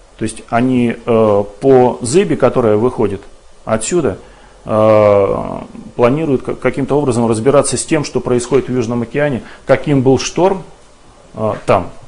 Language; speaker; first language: Russian; native; Russian